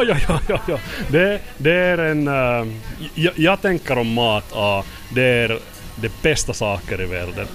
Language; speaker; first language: Swedish; non-native, learner; Finnish